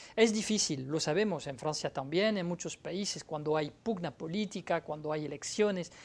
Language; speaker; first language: Spanish; non-native, fluent; French